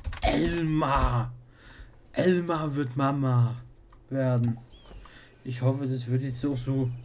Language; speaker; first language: German; native; German